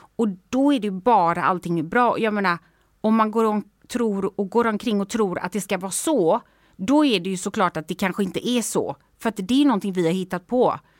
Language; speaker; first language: Swedish; native; Swedish